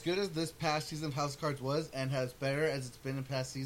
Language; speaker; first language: English; native; English